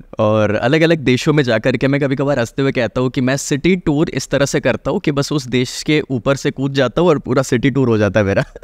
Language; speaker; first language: Hindi; native; Hindi